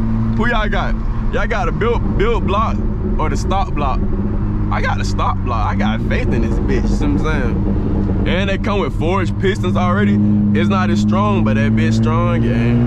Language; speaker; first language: English; native; English